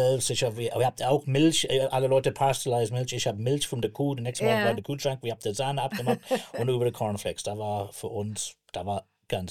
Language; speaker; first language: German; non-native, learner; English